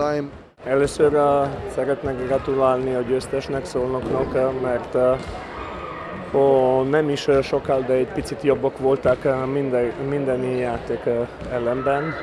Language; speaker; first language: Hungarian; non-native, fluent; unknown